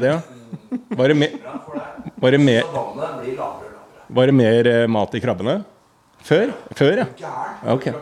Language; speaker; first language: Norwegian; native; Norwegian